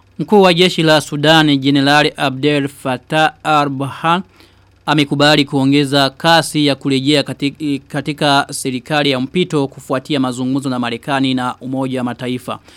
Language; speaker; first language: Swahili; non-native, local second language; Rundi